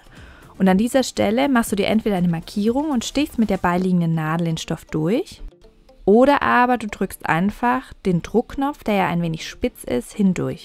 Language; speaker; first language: German; native; German